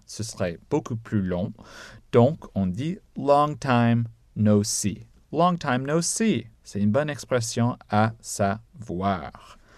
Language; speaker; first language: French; non-native, fluent; English